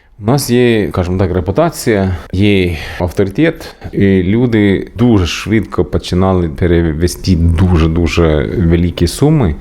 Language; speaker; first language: Ukrainian; non-native, learner; Swedish